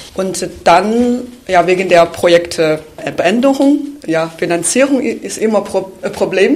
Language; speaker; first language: German; non-native, fluent; Chinese